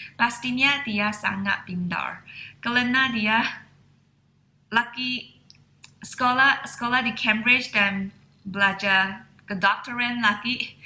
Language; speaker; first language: Indonesian; non-native, fluent; Chinese